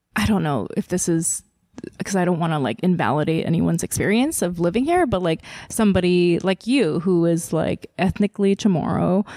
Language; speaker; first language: English; early bilingual, other home language; Korean